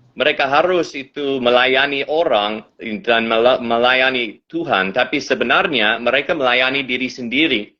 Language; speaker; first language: Indonesian; non-native, learner; English